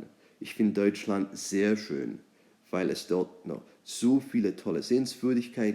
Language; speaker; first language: German; non-native, fluent; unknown